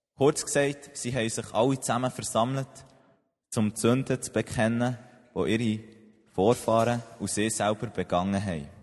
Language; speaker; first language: German; native; German